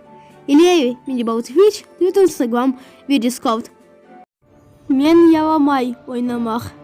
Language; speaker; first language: Turkish; non-native, learner; Crimean Tatar